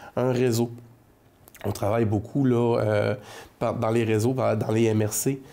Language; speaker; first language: French; native; French